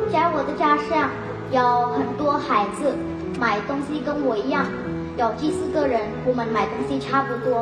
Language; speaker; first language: Chinese; non-native, learner; Khmer